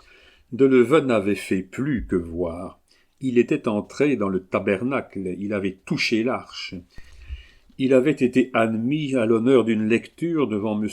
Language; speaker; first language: French; native; French